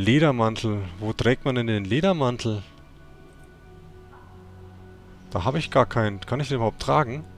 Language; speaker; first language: German; native; German